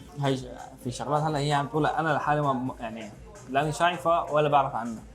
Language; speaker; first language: Arabic; early bilingual, heritage; Arabic